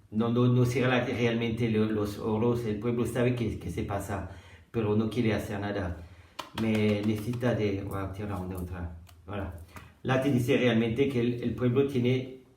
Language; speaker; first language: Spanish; non-native, learner; French